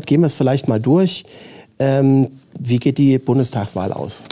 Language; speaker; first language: German; native; German